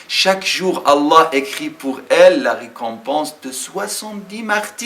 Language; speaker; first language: French; non-native, fluent; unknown